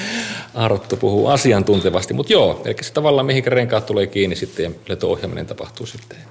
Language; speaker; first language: Finnish; native; Finnish